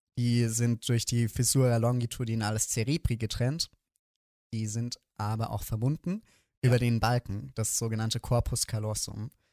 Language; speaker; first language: German; native; German